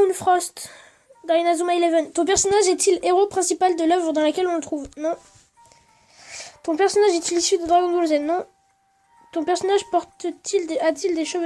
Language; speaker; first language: French; native; French